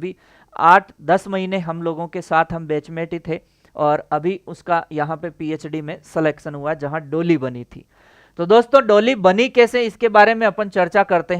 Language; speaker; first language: Hindi; native; Hindi